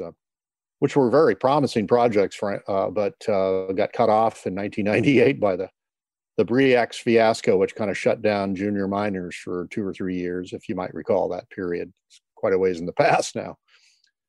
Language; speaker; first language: English; native; English